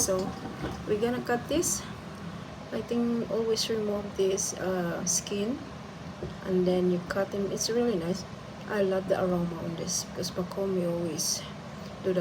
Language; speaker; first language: English; non-native, local second language; Filipino